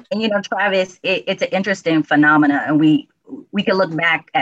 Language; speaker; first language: English; native; English